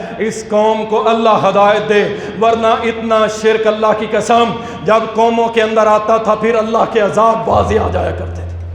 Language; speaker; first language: Urdu; non-native, local second language; Punjabi